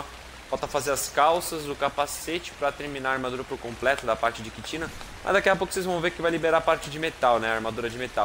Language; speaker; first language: Portuguese; native; Portuguese